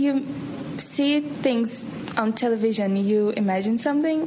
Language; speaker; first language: English; non-native, fluent; Portuguese